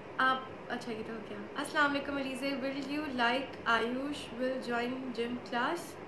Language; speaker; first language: Urdu; native; Urdu